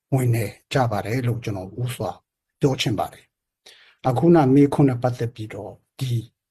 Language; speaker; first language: Burmese; non-native, local second language; Hakha Chin